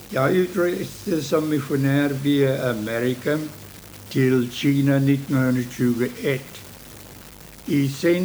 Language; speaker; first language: Swedish; early bilingual, heritage; Swedish